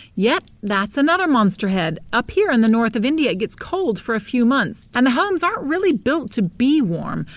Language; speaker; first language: English; native; English